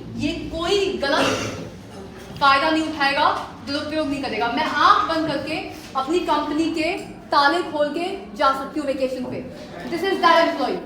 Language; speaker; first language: Hindi; native; Hindi